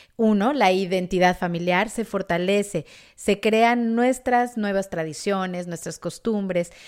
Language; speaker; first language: Spanish; native; Spanish